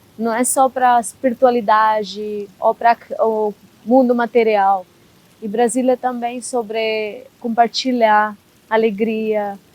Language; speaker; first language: Portuguese; non-native, learner; Hindi